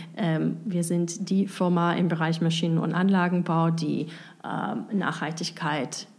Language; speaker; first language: German; non-native, fluent; English